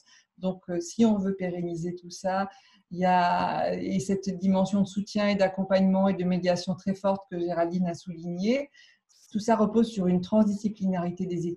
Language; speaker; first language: French; native; French